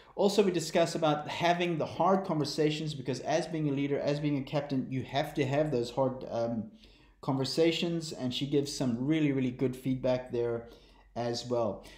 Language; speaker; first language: English; native; English